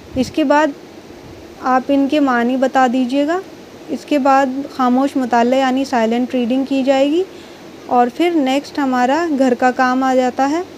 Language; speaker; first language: Urdu; native; Urdu